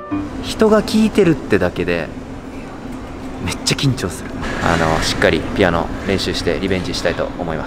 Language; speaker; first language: Japanese; native; Japanese